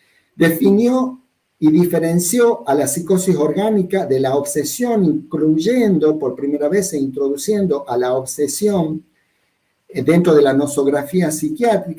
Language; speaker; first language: Spanish; native; Spanish